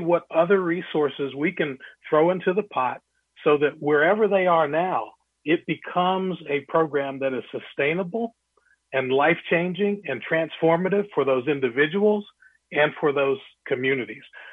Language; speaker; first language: English; native; English